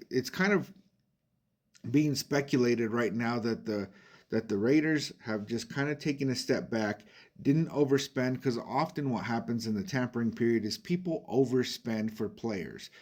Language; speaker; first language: English; native; English